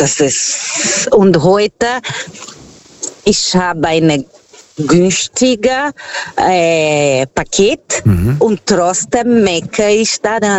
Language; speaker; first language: German; non-native, fluent; Portuguese